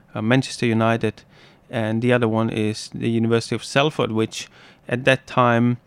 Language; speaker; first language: English; non-native, fluent; German